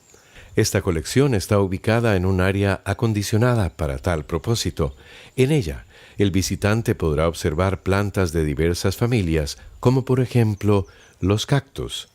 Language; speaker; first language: Spanish; native; Spanish